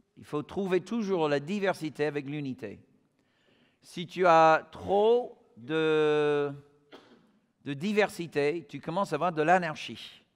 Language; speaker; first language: French; non-native, fluent; English